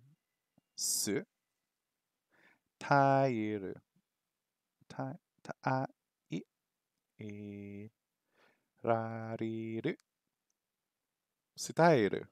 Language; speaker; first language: Japanese; non-native, learner; English